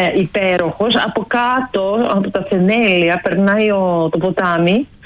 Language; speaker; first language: Greek; native; Greek